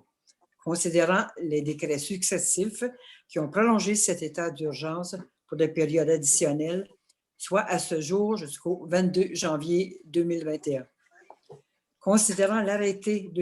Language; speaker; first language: French; native; French